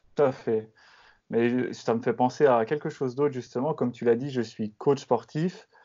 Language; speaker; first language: French; native; French